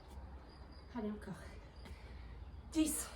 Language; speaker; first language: French; native; French